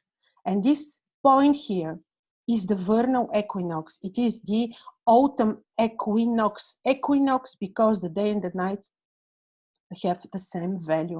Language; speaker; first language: English; non-native, fluent; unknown